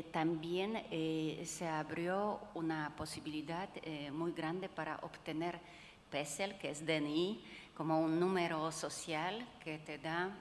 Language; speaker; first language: Spanish; non-native, fluent; Polish